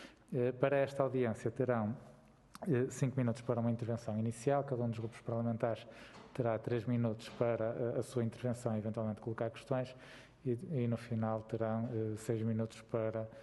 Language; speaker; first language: Portuguese; native; Portuguese